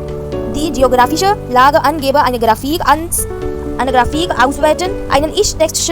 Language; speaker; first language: German; non-native, fluent; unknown